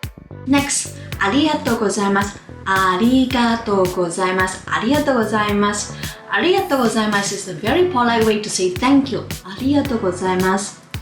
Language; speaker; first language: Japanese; non-native, fluent; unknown